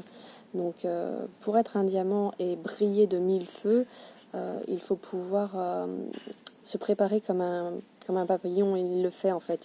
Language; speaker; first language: French; native; French